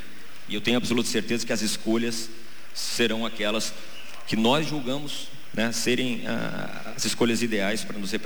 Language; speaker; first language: Portuguese; native; Portuguese